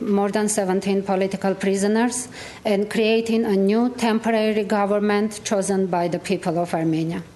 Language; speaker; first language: English; non-native, fluent; Armenian